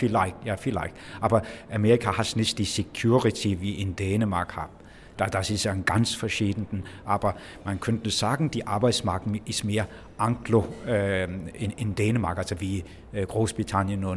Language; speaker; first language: German; non-native, fluent; Danish